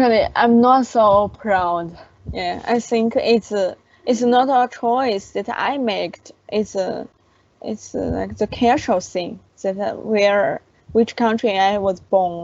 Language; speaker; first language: English; non-native, learner; Chinese